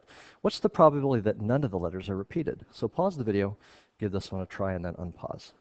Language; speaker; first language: English; native; English